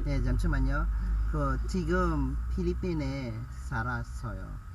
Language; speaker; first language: Korean; non-native, learner; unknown